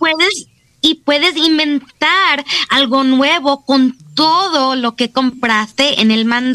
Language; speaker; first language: Spanish; early bilingual, other home language; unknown